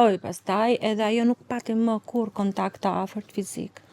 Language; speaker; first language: Albanian; native; Albanian